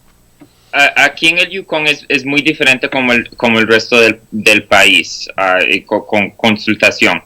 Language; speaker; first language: Spanish; non-native, fluent; English